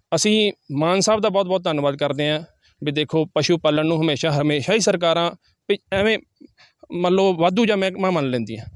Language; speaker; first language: Punjabi; native; Punjabi